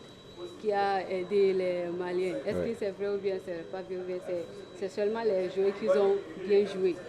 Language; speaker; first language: French; non-native, learner; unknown